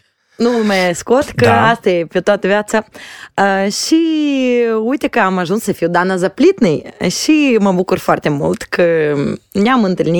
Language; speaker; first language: Romanian; native; Romanian